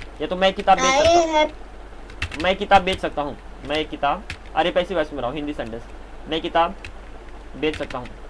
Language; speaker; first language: Hindi; native; Hindi